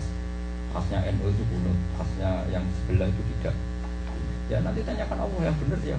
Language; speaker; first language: Indonesian; native; Indonesian